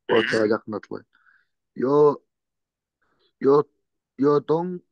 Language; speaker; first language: Korean; non-native, learner; Kyrgyz